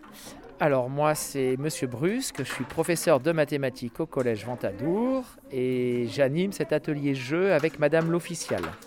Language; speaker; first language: French; native; French